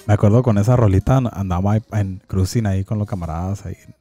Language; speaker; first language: Spanish; early bilingual, heritage; Spanish